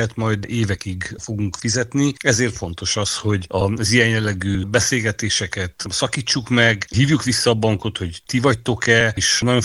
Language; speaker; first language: Hungarian; native; Hungarian